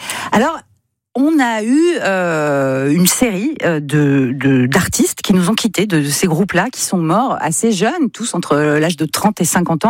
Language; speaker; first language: French; native; French